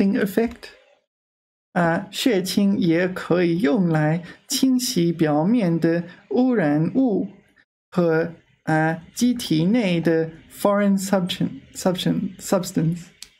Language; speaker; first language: Chinese; non-native, learner; English